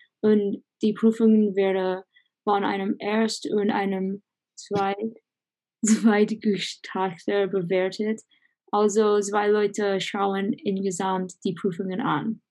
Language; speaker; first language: German; non-native, learner; English